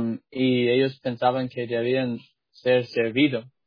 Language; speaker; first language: Spanish; non-native, fluent; English